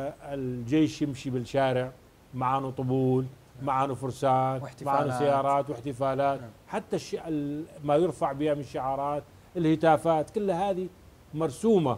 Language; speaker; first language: Arabic; native; Arabic